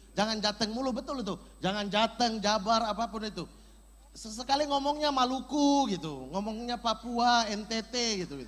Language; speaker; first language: Indonesian; native; Indonesian